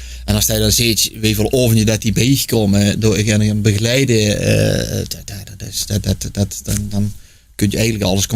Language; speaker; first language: Dutch; native; Dutch